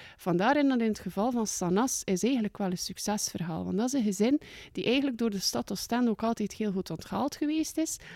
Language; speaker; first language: Dutch; native; Dutch